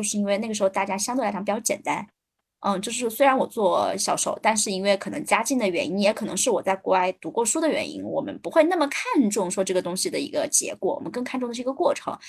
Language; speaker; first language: Chinese; native; Chinese